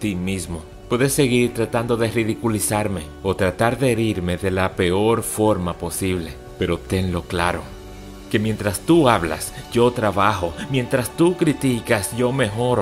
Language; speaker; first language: Spanish; native; Spanish